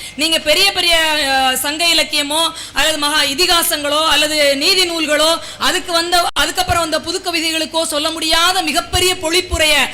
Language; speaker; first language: Tamil; native; Tamil